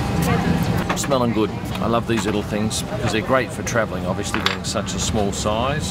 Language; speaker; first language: English; native; English